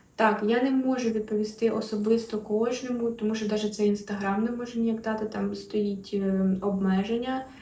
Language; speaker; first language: Ukrainian; native; Ukrainian